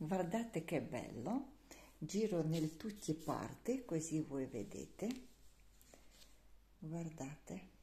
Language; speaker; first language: Italian; non-native, learner; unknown